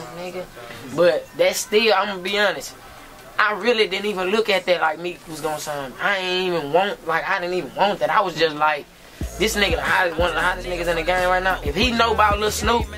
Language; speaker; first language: English; native; English